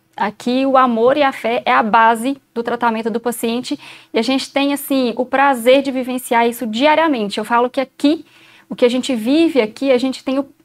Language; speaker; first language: Portuguese; native; Portuguese